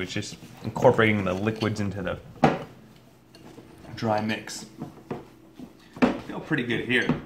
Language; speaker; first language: English; native; English